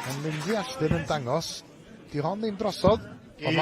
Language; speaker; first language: Welsh; native; Welsh